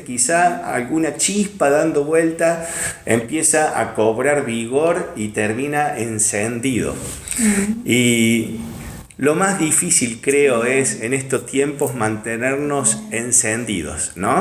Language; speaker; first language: Spanish; native; Spanish